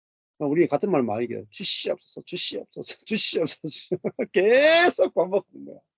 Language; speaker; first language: Korean; native; Korean